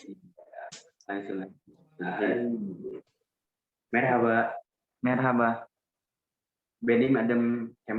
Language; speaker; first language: Turkish; non-native, learner; Indonesian